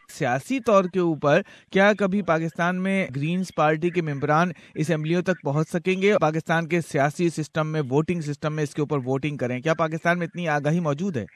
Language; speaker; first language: Urdu; native; Urdu